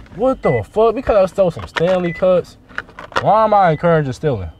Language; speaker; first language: English; native; English